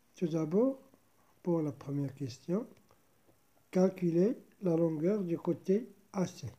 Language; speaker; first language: French; non-native, local second language; Arabic